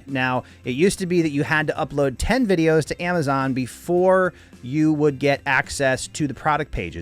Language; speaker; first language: English; native; English